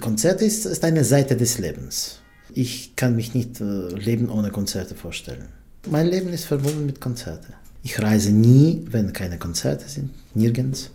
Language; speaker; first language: German; non-native, fluent; Russian